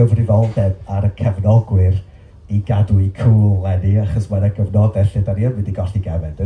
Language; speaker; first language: Welsh; native; Welsh